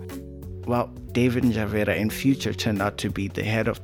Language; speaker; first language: English; non-native, local second language; Shona